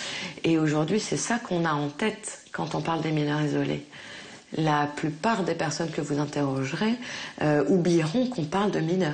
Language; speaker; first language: French; native; French